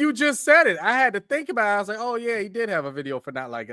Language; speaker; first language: English; native; English